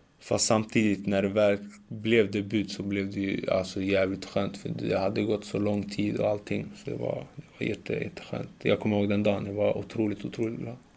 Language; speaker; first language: Swedish; early bilingual, other home language; Macedonian